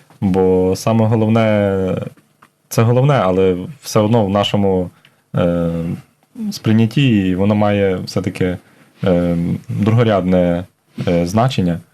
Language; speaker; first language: Ukrainian; native; Ukrainian